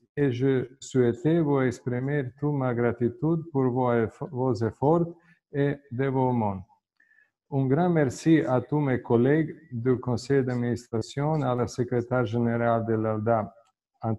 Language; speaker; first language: French; non-native, fluent; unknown